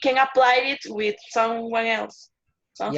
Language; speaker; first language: English; non-native, learner; Spanish